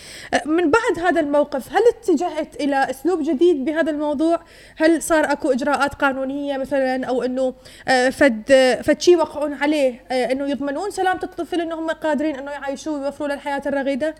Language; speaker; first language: Arabic; native; Arabic